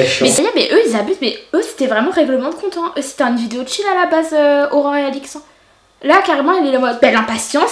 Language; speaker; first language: French; native; French